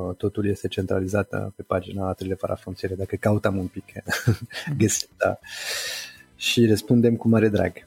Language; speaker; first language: Romanian; non-native, fluent; French